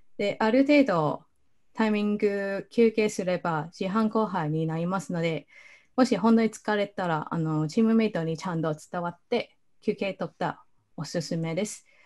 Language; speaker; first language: Japanese; non-native, fluent; Cantonese